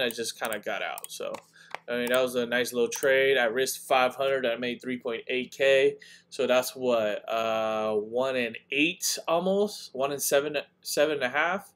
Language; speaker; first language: English; native; English